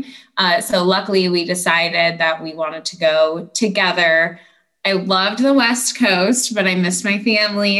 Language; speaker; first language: English; native; English